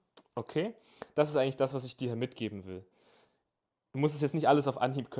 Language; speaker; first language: German; native; German